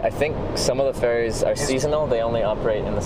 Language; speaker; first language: English; native; English